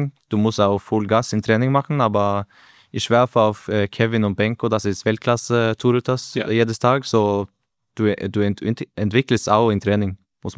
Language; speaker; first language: German; non-native, learner; Norwegian